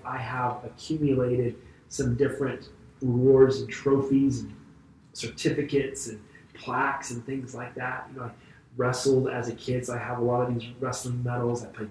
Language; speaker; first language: English; native; English